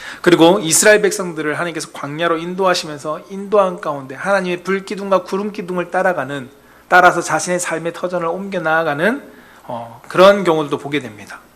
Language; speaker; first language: Korean; native; Korean